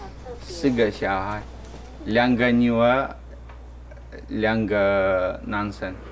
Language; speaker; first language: Chinese; non-native, learner; Russian